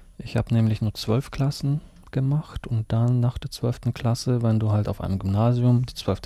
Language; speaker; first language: German; early bilingual, other home language; Russian